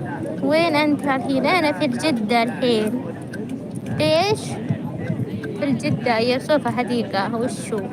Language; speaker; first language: Arabic; non-native, learner; Amharic